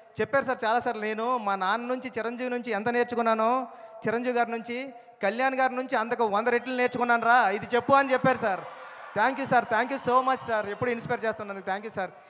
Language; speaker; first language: Telugu; native; Telugu